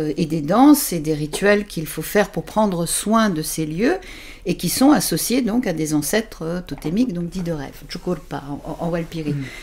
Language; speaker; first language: French; native; French